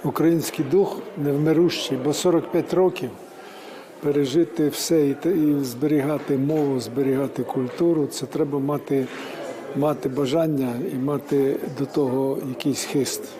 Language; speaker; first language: Ukrainian; native; Ukrainian